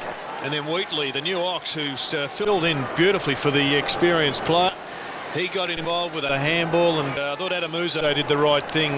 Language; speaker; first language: English; native; English